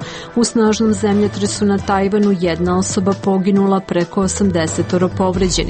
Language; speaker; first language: Serbian; native; Serbian